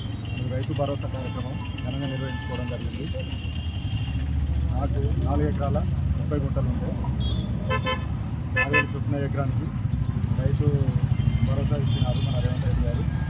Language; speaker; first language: Telugu; native; Telugu